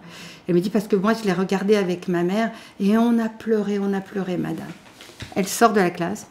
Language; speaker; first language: French; native; French